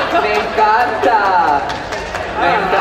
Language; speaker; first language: Spanish; early bilingual, heritage; Spanish